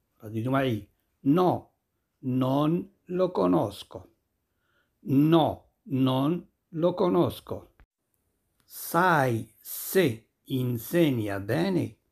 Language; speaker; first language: Italian; non-native, fluent; Arabic